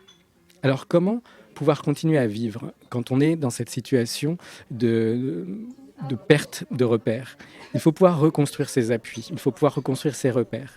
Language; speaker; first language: French; native; French